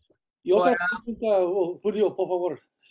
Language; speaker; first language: Spanish; early bilingual, heritage; Spanish